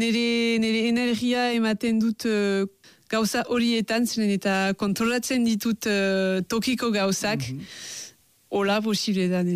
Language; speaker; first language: Basque; non-native, local second language; French